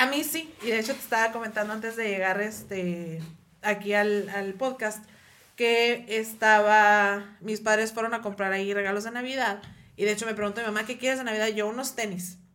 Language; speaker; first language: Spanish; native; Spanish